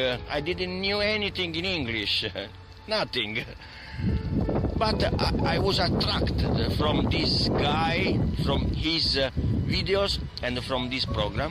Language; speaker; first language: English; non-native, learner; Italian